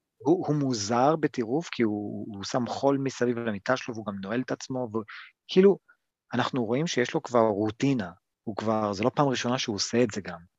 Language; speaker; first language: Hebrew; early bilingual, other home language; English